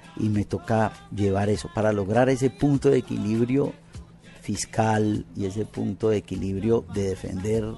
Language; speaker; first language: Spanish; native; Spanish